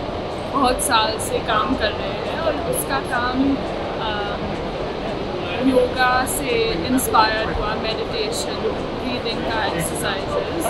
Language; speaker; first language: Hindi; non-native, learner; English